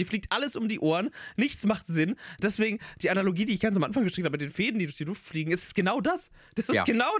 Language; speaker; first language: German; native; German